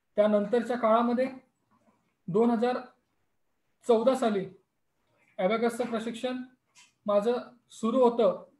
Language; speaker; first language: Marathi; non-native, local second language; Hindi